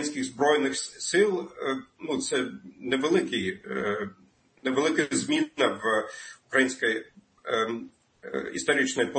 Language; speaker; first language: Ukrainian; non-native, fluent; German